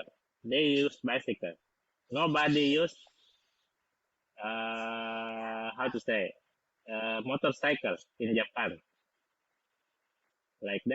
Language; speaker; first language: English; non-native, fluent; Indonesian